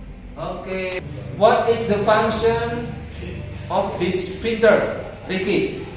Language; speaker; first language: English; non-native, learner; Indonesian